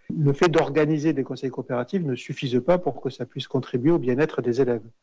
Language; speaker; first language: French; native; French